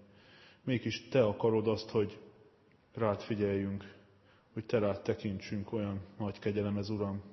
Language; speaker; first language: Hungarian; native; Hungarian